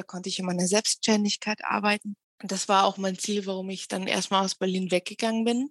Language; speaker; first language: German; early bilingual, other home language; Russian